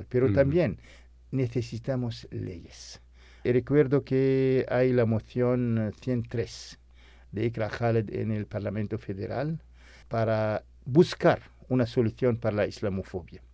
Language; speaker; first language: Spanish; non-native, fluent; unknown